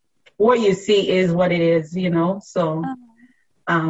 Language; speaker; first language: English; non-native, local second language; Yoruba